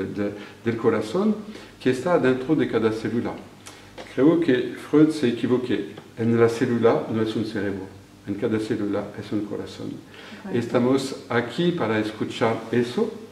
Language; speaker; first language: Spanish; non-native, fluent; French